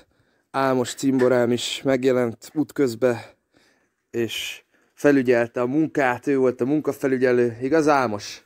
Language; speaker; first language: Hungarian; native; Hungarian